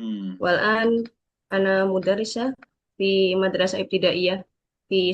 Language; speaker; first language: Arabic; non-native, learner; Javanese